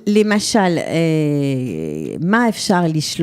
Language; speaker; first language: Hebrew; non-native, fluent; French